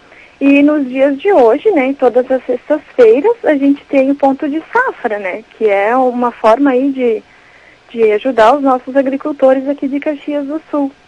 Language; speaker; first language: Portuguese; native; Portuguese